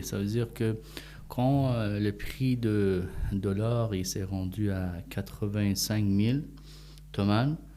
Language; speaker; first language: French; non-native, fluent; Persian